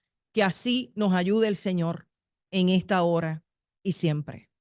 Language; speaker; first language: Spanish; native; Spanish